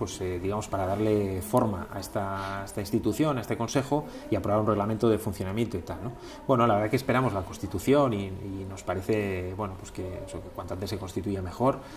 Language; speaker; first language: Spanish; native; Spanish